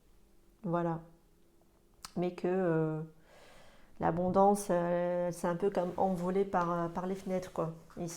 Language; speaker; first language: French; native; French